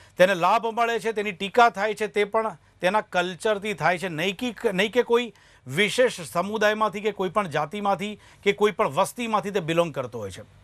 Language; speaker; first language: Gujarati; native; Gujarati